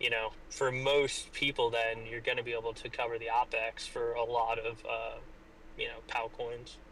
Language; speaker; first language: English; native; English